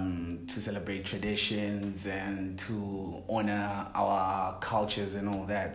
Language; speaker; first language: English; non-native, local second language; Swati